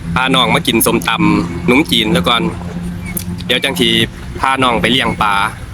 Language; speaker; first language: Thai; native; Thai